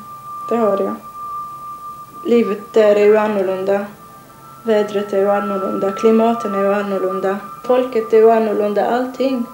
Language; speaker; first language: Swedish; non-native, learner; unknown